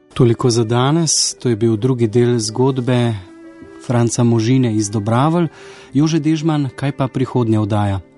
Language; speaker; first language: Slovenian; native; Slovenian